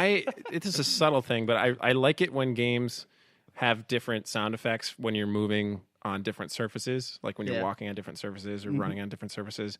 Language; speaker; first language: English; native; English